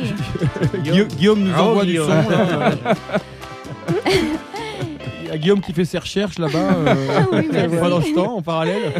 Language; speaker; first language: French; native; French